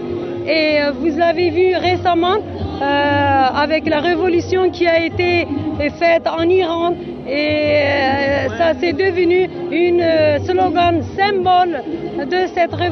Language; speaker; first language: French; non-native, learner; Kurdish